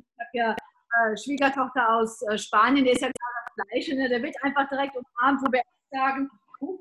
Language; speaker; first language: German; native; German